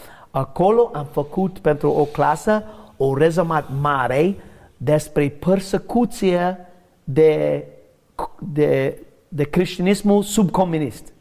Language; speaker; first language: Romanian; non-native, learner; English